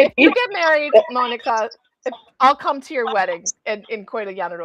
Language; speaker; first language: Italian; non-native, learner; English